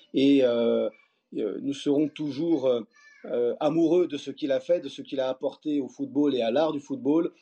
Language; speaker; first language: French; early bilingual, other home language; Portuguese